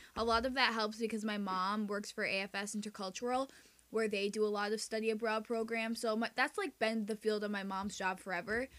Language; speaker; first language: English; early bilingual, other home language; Spanish